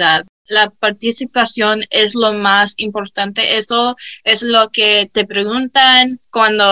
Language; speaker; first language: Spanish; early bilingual, heritage; Spanish